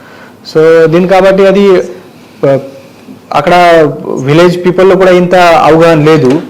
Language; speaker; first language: Telugu; non-native, learner; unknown